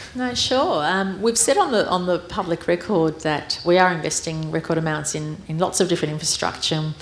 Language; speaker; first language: English; early bilingual, other home language; Armenian